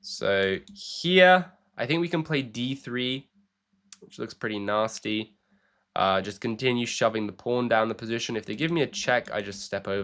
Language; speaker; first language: English; native; English